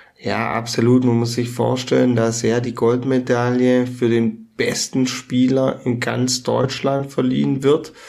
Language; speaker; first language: German; native; German